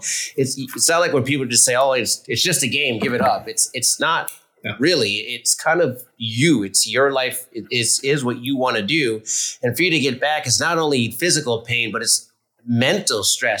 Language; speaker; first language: English; native; English